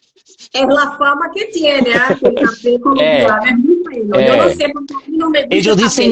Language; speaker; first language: Spanish; non-native, fluent; Portuguese